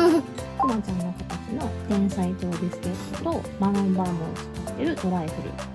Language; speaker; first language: Japanese; native; Japanese